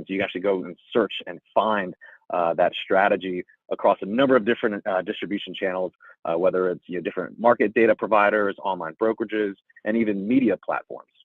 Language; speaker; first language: English; native; English